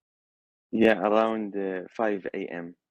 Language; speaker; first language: English; non-native, learner; Arabic